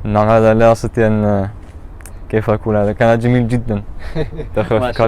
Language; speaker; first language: Arabic; non-native, learner; German